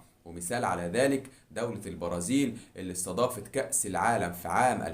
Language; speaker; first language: Arabic; native; Arabic